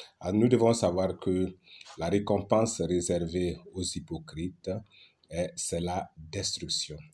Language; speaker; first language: French; non-native, local second language; Lingala